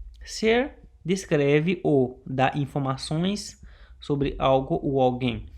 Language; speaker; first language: Portuguese; non-native, local second language; Haitian Creole